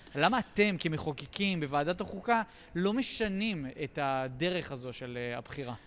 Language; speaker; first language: Hebrew; native; Hebrew